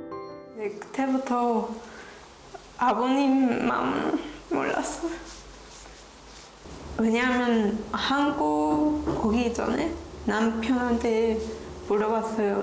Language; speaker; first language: Korean; non-native, learner; Spanish